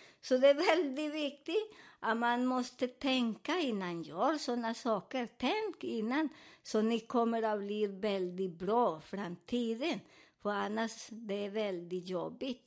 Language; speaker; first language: Swedish; non-native, learner; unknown